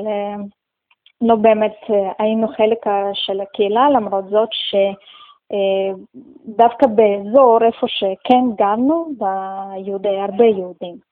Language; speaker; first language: Hebrew; non-native, fluent; Russian